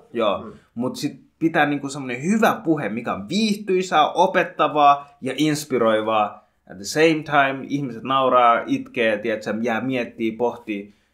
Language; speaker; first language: Finnish; early bilingual, other home language; Bangla